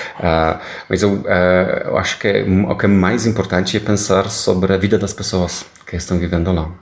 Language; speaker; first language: Portuguese; non-native, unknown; Polish